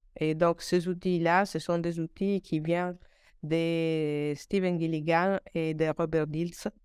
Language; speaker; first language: French; non-native, fluent; Italian